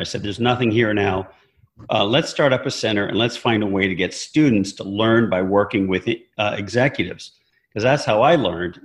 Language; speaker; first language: English; native; English